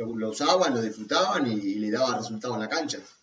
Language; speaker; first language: Spanish; native; Spanish